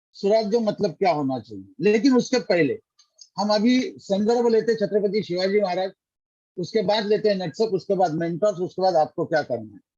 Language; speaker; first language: Hindi; non-native, local second language; Marathi